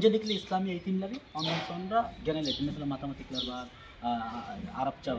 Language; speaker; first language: Turkish; non-native, learner; Bangla